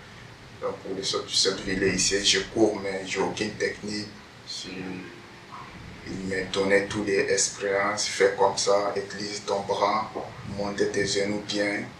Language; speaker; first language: French; non-native, learner; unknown